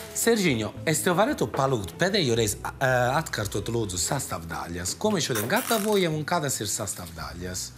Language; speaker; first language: Latvian; non-native, fluent; Italian